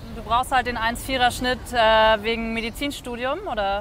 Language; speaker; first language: German; native; German